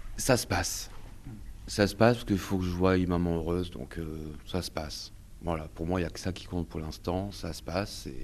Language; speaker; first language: French; native; French